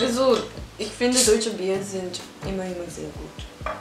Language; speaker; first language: German; non-native, learner; Korean